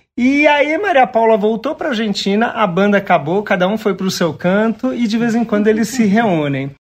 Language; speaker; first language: Portuguese; native; Portuguese